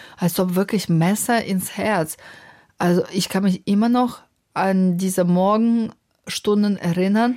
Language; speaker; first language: German; non-native, fluent; Russian